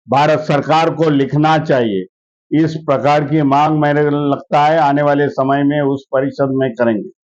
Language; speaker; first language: Hindi; non-native, local second language; Marathi